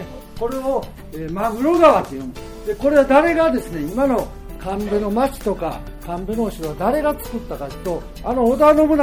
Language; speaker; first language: Japanese; native; Japanese